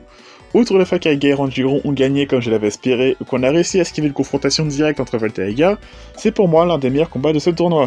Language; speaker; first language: French; native; French